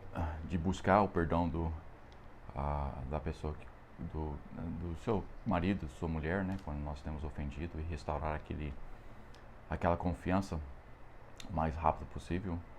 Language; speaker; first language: Portuguese; non-native, fluent; English